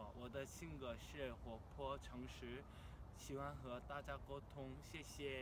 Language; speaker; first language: Chinese; non-native, fluent; Korean